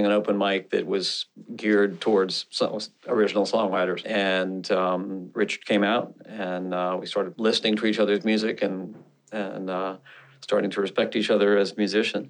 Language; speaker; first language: English; native; English